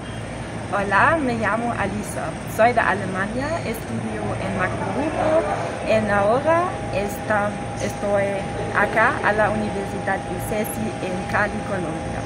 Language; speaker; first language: Spanish; non-native, learner; German